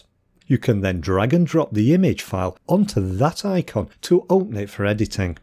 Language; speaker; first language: English; native; English